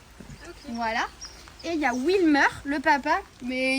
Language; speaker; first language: French; native; French